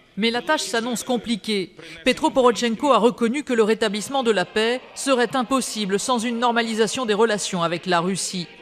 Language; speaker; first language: French; native; French